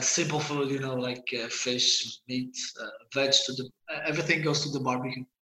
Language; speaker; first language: English; non-native, fluent; Portuguese